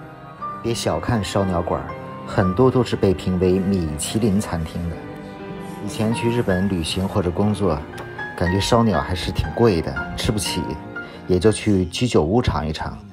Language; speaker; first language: Chinese; native; Chinese